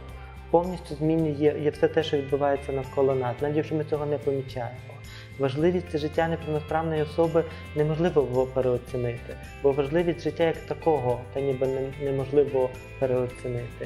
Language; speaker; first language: Ukrainian; native; Ukrainian